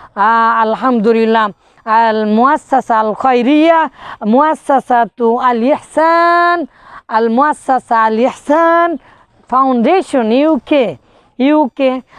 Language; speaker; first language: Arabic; non-native, fluent; Bangla